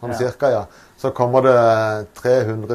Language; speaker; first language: Norwegian; native; Norwegian